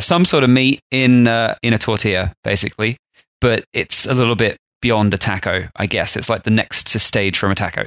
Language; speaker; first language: English; native; English